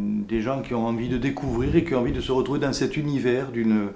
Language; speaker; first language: French; native; French